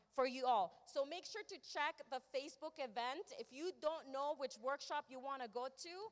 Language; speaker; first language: English; early bilingual, other home language; Spanish